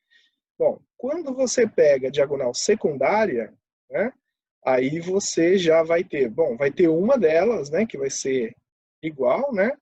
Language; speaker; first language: Portuguese; native; Portuguese